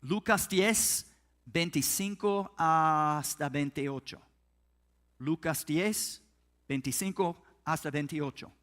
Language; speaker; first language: Spanish; non-native, learner; English